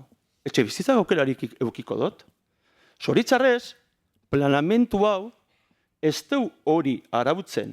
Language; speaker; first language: Basque; native; Basque